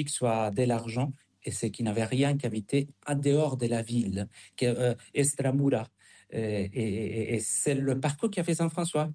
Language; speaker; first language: French; non-native, fluent; Spanish